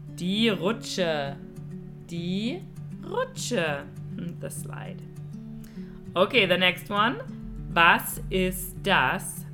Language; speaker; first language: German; non-native, fluent; English